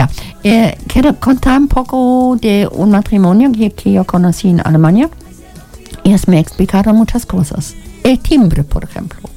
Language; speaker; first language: Spanish; non-native, learner; German